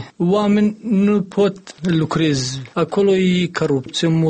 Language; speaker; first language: Romanian; non-native, learner; Arabic